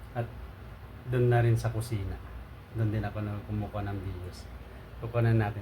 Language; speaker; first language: Filipino; native; Filipino